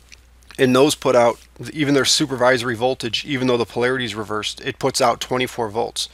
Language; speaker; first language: English; native; English